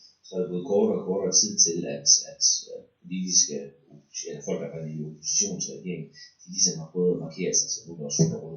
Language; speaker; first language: Danish; native; Danish